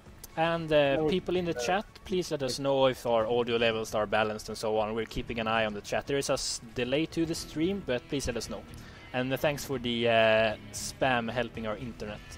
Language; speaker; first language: English; non-native, fluent; Swedish